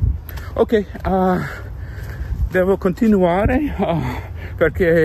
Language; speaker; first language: Italian; non-native, learner; English